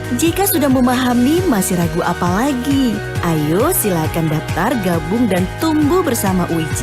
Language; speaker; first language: Indonesian; native; Indonesian